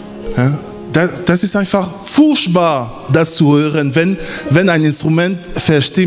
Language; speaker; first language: German; non-native, fluent; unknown